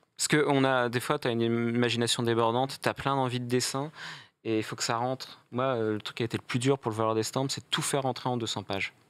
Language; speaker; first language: French; native; French